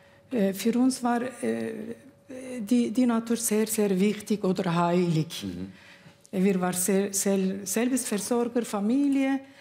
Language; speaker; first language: German; non-native, learner; Kurdish